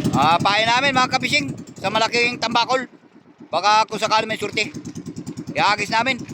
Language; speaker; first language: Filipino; non-native, local second language; Iloko